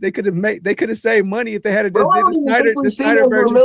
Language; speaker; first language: English; native; English